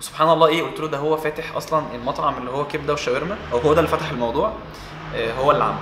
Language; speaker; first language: Arabic; native; Arabic